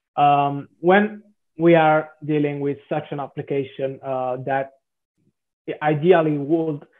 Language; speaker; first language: English; non-native, fluent; Italian